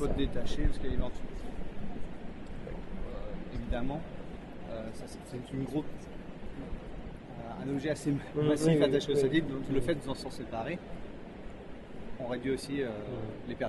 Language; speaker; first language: French; native; French